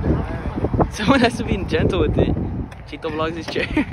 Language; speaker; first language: English; early bilingual, other home language; Spanish